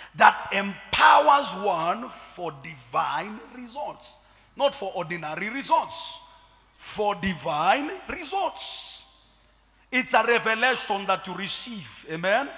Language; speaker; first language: English; non-native, local second language; Swahili